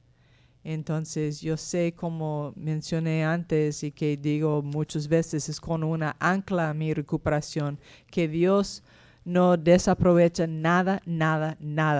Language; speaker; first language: Spanish; non-native, fluent; English